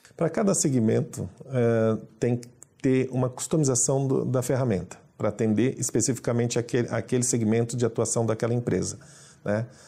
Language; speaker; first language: Portuguese; native; Portuguese